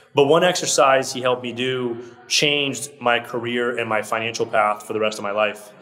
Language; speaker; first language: English; early bilingual, other home language; Portuguese